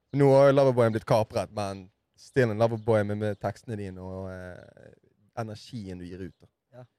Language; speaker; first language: Norwegian; native; Norwegian